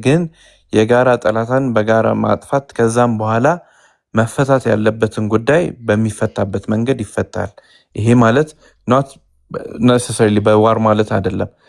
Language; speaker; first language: Amharic; non-native, local second language; Tigrinya